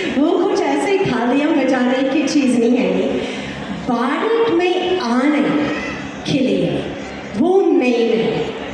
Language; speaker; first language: Hindi; non-native, fluent; English